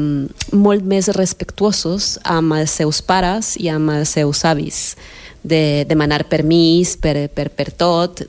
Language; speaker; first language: Catalan; non-native, fluent; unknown